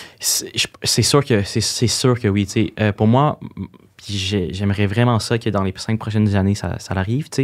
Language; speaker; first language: French; native; French